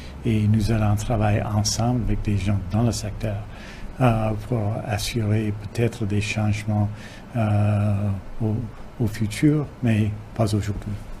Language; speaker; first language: French; non-native, fluent; English